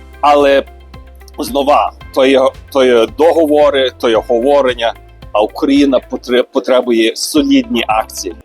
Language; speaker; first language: Ukrainian; early bilingual, heritage; Ukrainian